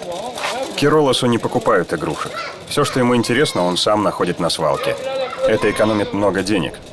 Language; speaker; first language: Russian; native; Russian